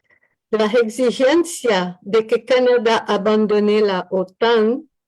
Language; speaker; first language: Spanish; non-native, learner; French